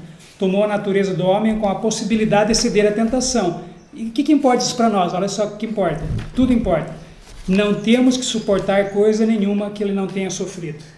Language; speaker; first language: Portuguese; native; Portuguese